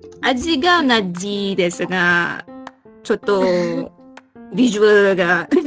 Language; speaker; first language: Japanese; non-native, learner; Malay